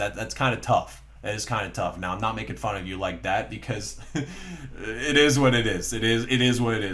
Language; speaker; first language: English; native; English